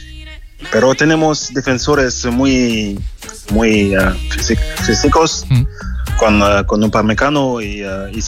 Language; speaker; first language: Spanish; non-native, fluent; French